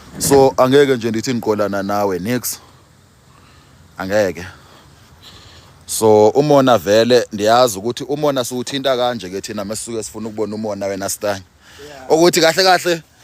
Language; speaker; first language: Zulu; non-native, local second language; Xhosa